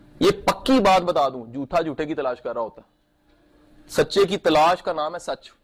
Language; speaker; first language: Urdu; native; Urdu